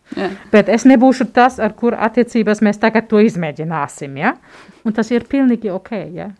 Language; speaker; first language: Latvian; non-native, fluent; German